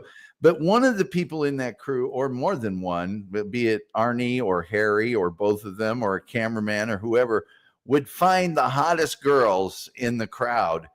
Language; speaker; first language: English; native; English